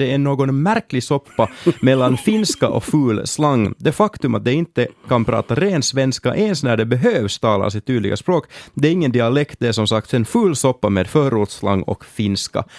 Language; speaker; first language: Swedish; native; Swedish